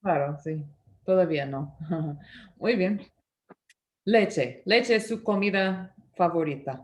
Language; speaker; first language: Spanish; non-native, fluent; English